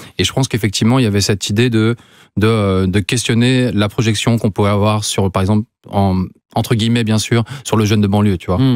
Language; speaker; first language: French; native; French